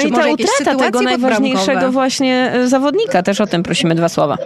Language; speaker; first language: Polish; native; Polish